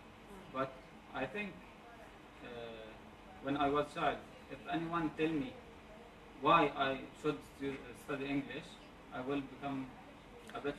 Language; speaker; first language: English; non-native, learner; Arabic